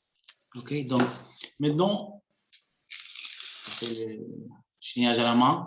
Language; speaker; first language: French; non-native, fluent; Spanish